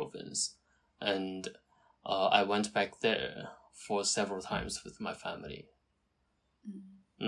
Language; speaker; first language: English; non-native, local second language; Cantonese